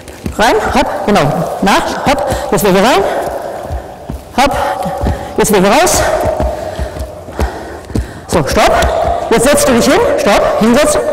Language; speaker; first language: German; native; German